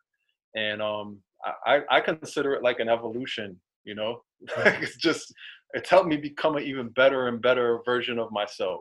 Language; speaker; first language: English; native; English